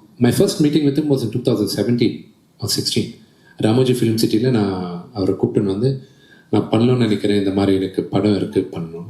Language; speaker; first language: Tamil; early bilingual, heritage; Telugu